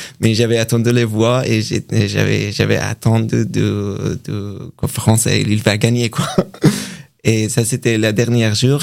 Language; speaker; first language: French; non-native, learner; Persian